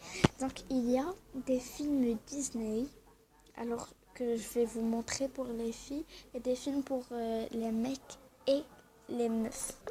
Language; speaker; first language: French; non-native, learner; Arabic